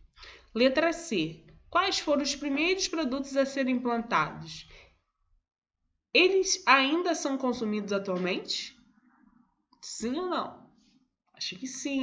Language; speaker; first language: Portuguese; native; Portuguese